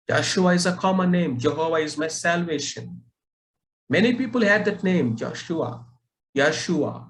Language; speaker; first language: English; non-native, local second language; Telugu